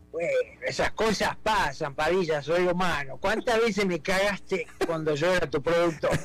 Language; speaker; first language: Spanish; native; Spanish